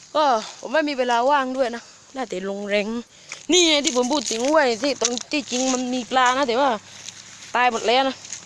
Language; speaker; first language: Thai; native; Thai